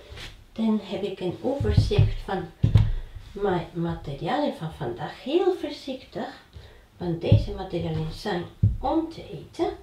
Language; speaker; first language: Dutch; non-native, fluent; Spanish